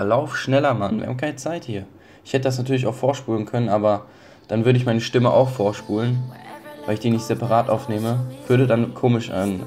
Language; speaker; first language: German; native; German